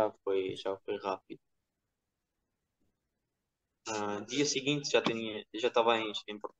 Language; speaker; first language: Portuguese; non-native, fluent; Georgian